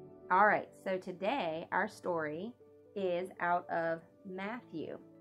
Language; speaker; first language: English; native; English